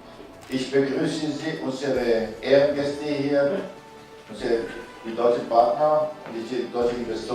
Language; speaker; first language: German; non-native, fluent; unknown